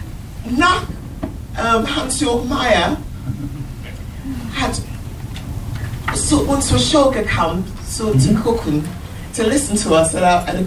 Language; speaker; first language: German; non-native, learner; English